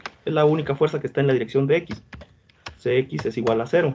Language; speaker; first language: Spanish; native; Spanish